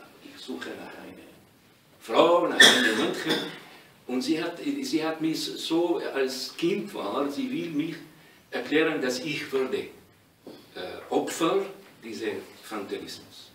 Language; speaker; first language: German; non-native, learner; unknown